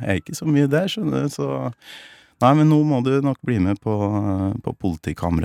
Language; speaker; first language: Norwegian; native; Norwegian